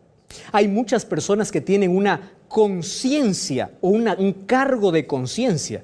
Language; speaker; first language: Spanish; native; Spanish